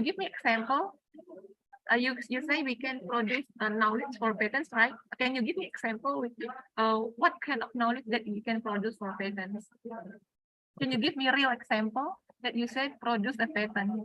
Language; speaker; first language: English; non-native, learner; Indonesian